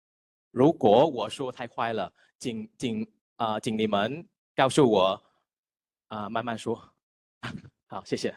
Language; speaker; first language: Chinese; non-native, learner; Vietnamese